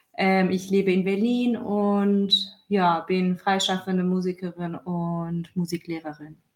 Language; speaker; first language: German; non-native, fluent; Persian